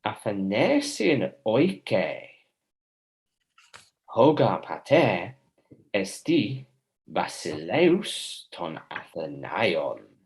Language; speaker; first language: Greek; non-native, fluent; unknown